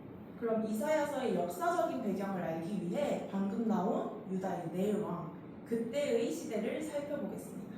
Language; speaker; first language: Korean; native; Korean